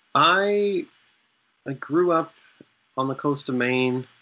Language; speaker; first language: English; native; English